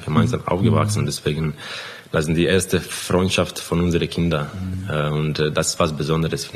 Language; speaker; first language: German; non-native, fluent; Croatian